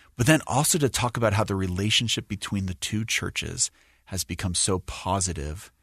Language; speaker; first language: English; native; English